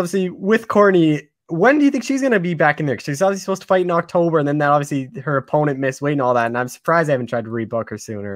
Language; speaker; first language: English; native; English